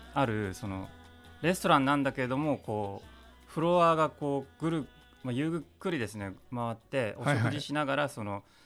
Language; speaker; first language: Japanese; native; Japanese